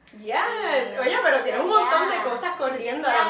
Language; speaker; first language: Spanish; native; Spanish